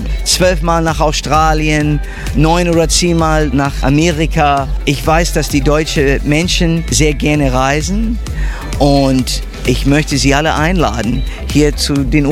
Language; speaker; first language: German; early bilingual, heritage; English